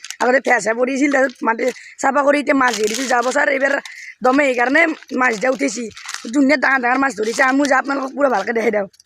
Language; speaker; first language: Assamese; non-native, local second language; Bangla